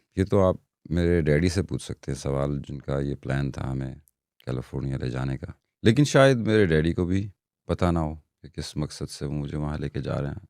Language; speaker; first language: Urdu; non-native, local second language; Punjabi